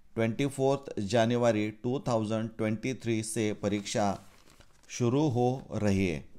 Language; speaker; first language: Hindi; non-native, local second language; Marathi